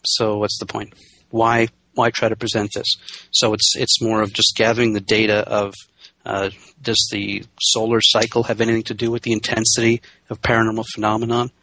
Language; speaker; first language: English; native; English